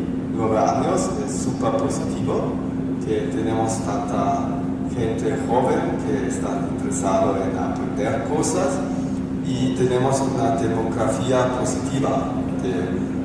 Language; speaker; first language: Spanish; non-native, fluent; German